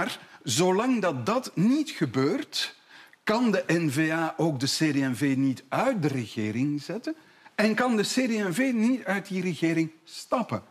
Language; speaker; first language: Dutch; native; Dutch